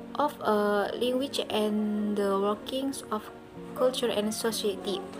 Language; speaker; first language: English; non-native, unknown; Indonesian